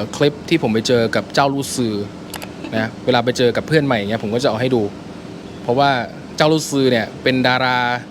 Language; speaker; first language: Thai; native; Thai